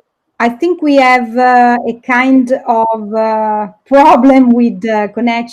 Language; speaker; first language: English; non-native, fluent; Italian